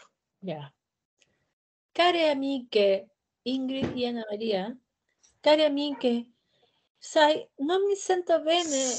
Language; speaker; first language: Italian; non-native, learner; Spanish